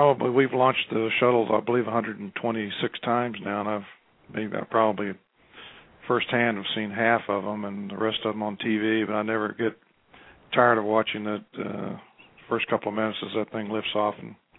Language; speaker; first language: English; native; English